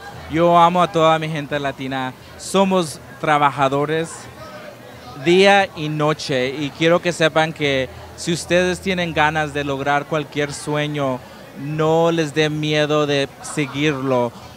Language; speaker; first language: Spanish; early bilingual, heritage; Spanish